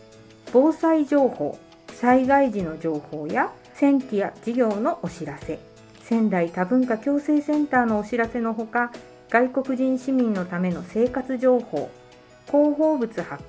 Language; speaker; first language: Japanese; native; Japanese